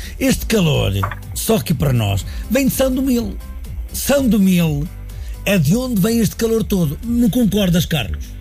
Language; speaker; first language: Portuguese; native; Portuguese